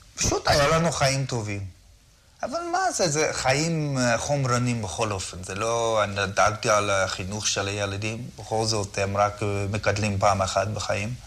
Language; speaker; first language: Hebrew; non-native, fluent; English